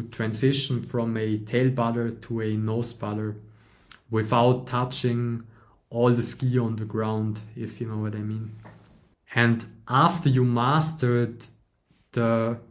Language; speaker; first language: English; non-native, fluent; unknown